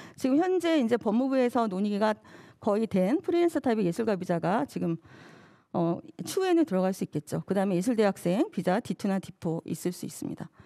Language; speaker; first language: Korean; native; Korean